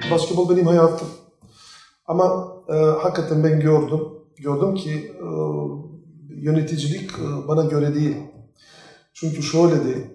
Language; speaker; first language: Turkish; non-native, fluent; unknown